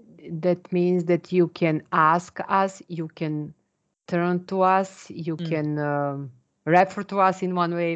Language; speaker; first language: English; non-native, fluent; Serbian